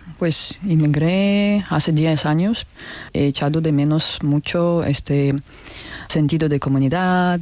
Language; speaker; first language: Spanish; non-native, learner; Russian